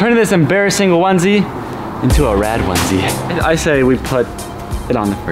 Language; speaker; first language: English; native; English